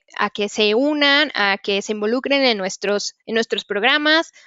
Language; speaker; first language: Spanish; native; Spanish